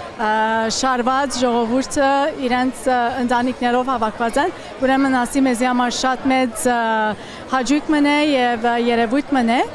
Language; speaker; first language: Armenian; early bilingual, heritage; Armenian